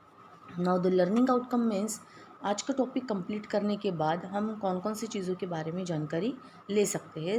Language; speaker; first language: Hindi; non-native, local second language; Marathi